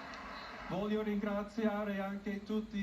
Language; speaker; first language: Italian; non-native, fluent; English